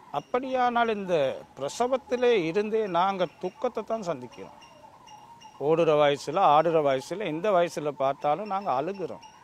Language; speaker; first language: Tamil; non-native, local second language; Sinhala